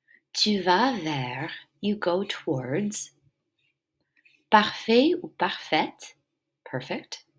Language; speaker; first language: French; non-native, fluent; English